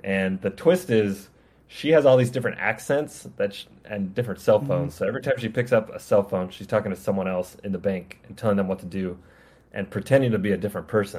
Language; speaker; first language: English; native; English